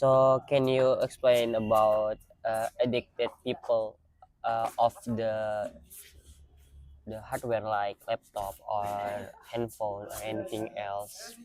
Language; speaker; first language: English; non-native, learner; Indonesian